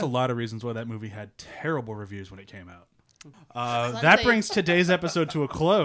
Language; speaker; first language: English; native; English